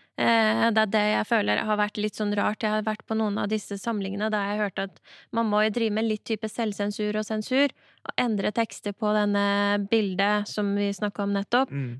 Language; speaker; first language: Norwegian; early bilingual, other home language; Persian